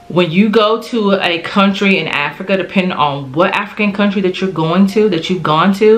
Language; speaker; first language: English; native; English